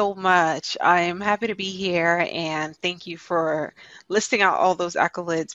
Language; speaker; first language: English; non-native, local second language; Igbo